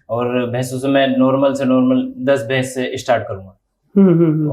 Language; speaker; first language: Hindi; native; Hindi